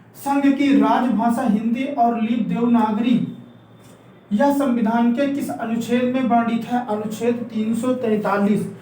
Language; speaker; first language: Hindi; native; Hindi